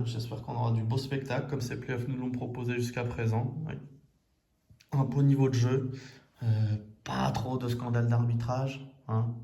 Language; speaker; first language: French; native; French